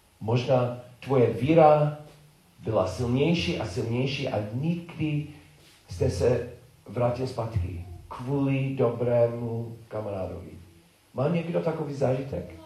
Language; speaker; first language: Czech; non-native, learner; English